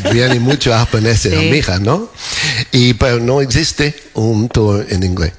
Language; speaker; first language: Spanish; non-native, learner; English